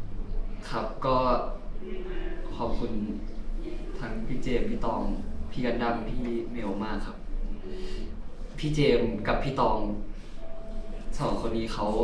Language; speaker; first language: Thai; native; Thai